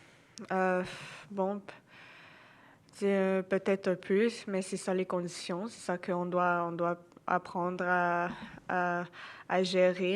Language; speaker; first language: French; non-native, local second language; English